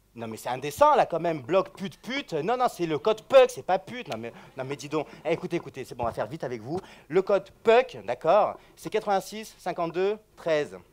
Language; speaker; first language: French; native; French